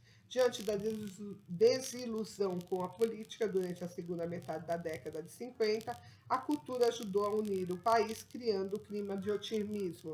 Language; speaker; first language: Portuguese; native; Portuguese